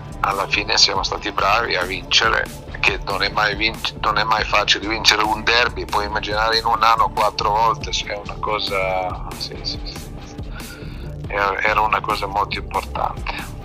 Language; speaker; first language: Italian; non-native, fluent; Serbian